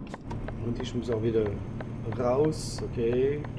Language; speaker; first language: German; non-native, learner; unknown